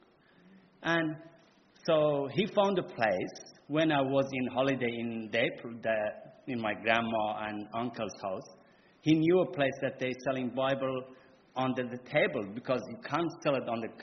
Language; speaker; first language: English; non-native, fluent; Persian